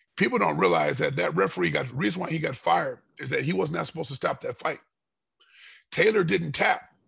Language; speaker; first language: English; native; English